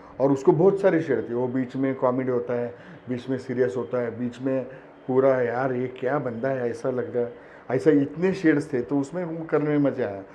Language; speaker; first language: Hindi; non-native, local second language; Marathi